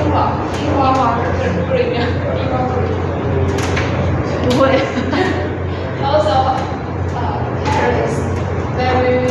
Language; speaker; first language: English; non-native, learner; Chinese